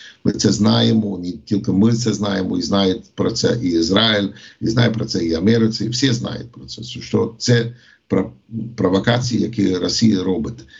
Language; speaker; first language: Ukrainian; non-native, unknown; English